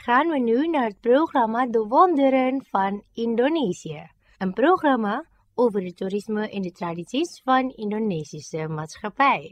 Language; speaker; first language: Dutch; non-native, fluent; Indonesian